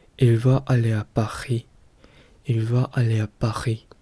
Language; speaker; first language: French; non-native, learner; Korean